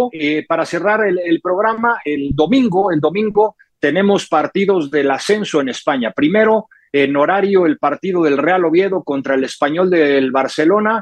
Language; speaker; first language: Spanish; native; Spanish